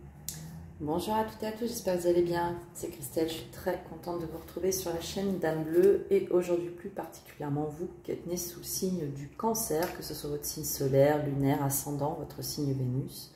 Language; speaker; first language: French; native; French